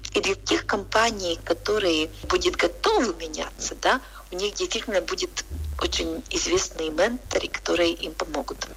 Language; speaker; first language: Russian; non-native, local second language; Latvian